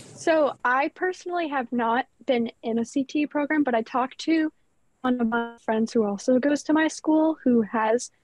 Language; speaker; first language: English; native; English